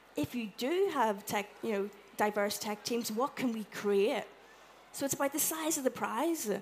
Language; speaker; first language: English; native; English